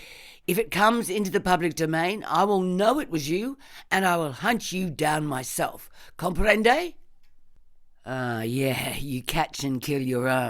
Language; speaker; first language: English; native; English